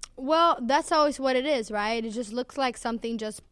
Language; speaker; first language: English; non-native, fluent; Swedish